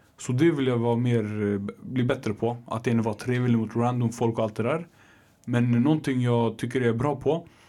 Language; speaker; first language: Swedish; early bilingual, other home language; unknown